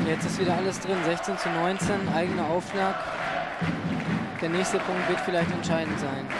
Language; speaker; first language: German; native; German